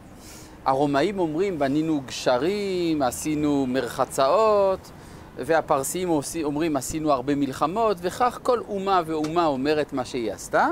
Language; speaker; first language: Hebrew; non-native, fluent; French